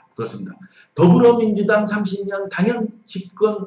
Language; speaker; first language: Korean; native; Korean